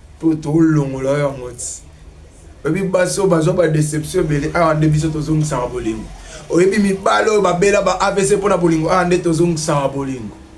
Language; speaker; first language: Lingala; native; Lingala